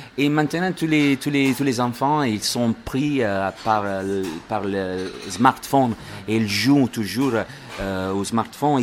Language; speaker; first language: French; non-native, learner; Italian